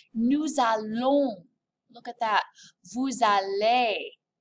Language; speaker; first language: French; non-native, fluent; English